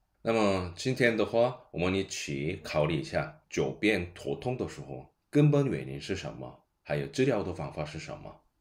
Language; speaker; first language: Chinese; non-native, fluent; Korean